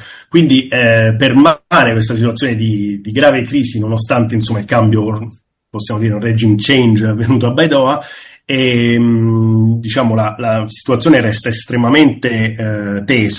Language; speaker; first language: Italian; native; Italian